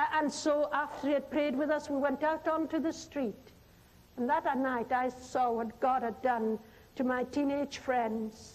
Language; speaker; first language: English; non-native, local second language; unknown